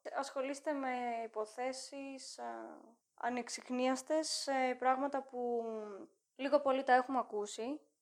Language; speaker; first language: Greek; native; Greek